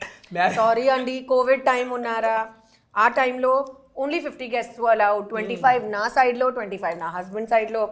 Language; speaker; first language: Telugu; non-native, learner; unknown